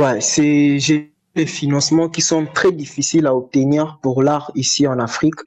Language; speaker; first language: French; non-native, local second language; Lingala